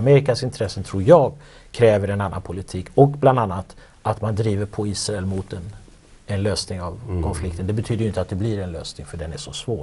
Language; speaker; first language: Swedish; native; Swedish